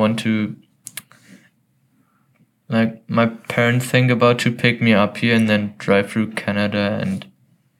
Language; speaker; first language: English; non-native, fluent; German